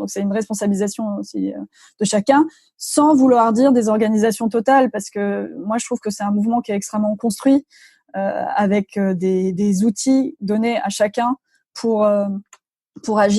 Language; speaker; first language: French; native; French